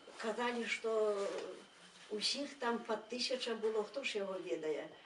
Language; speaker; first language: Belarusian; native; Belarusian